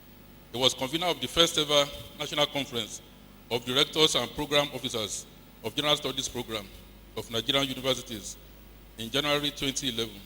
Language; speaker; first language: English; non-native, local second language; Yoruba